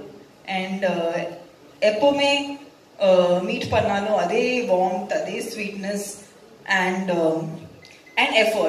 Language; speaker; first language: Tamil; non-native, local second language; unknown